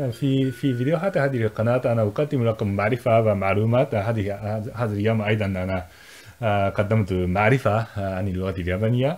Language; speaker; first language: Arabic; non-native, fluent; Japanese